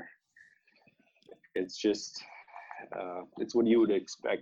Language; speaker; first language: English; non-native, fluent; Romanian